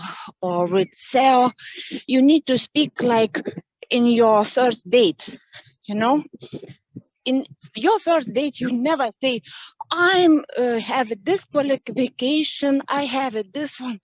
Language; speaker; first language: English; non-native, learner; Lithuanian